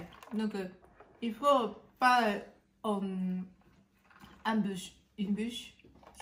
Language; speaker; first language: French; non-native, learner; Japanese